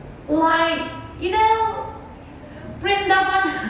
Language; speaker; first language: English; non-native, learner; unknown